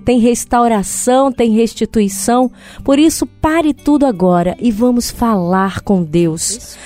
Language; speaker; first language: Portuguese; native; Portuguese